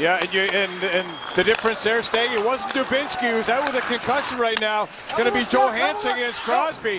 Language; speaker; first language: English; native; English